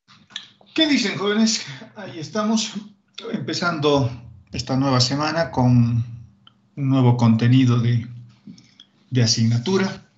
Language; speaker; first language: Spanish; native; Spanish